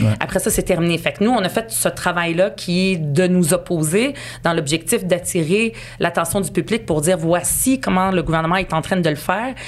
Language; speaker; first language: French; early bilingual, other home language; Arabic